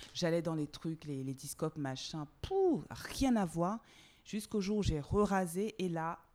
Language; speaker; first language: French; native; French